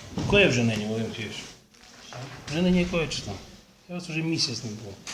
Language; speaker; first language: Ukrainian; native; Ukrainian